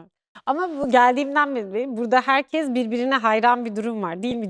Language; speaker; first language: Turkish; native; Turkish